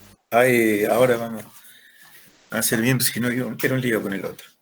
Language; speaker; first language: Spanish; native; Spanish